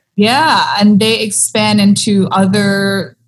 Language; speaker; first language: English; early bilingual, other home language; Thai